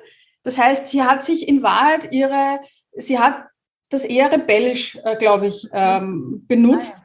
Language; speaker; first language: German; native; German